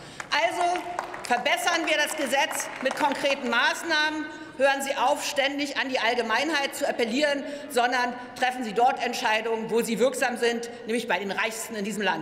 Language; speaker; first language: German; native; German